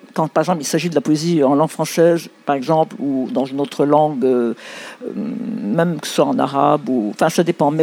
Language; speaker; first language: French; non-native, local second language; Arabic